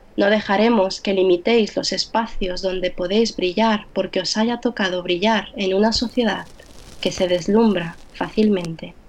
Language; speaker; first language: Spanish; early bilingual, other home language; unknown